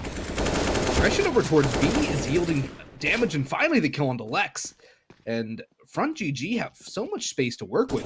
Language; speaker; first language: English; native; English